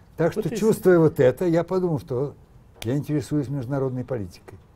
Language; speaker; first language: Russian; native; Russian